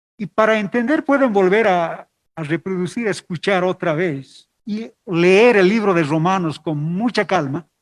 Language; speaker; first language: Spanish; non-native, local second language; Aymara